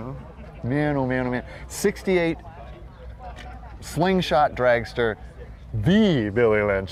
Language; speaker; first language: English; native; English